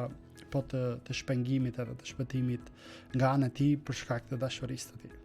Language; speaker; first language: Albanian; native; Albanian